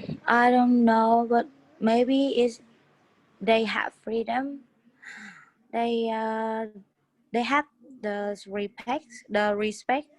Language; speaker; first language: English; non-native, learner; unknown